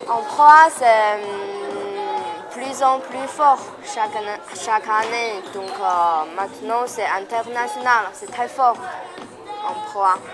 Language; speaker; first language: French; non-native, learner; Chinese